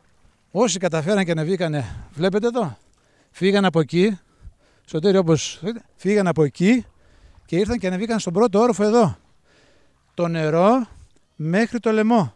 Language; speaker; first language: Greek; native; Greek